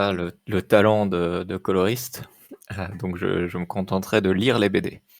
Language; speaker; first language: French; native; French